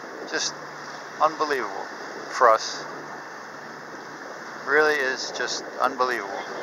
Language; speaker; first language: English; non-native, fluent; Danish